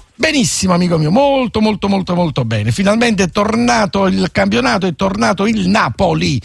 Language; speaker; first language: Italian; native; Italian